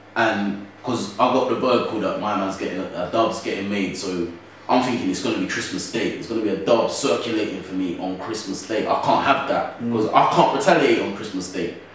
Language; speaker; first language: English; native; English